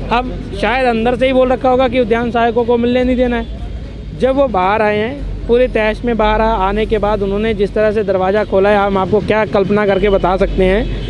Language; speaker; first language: Hindi; native; Hindi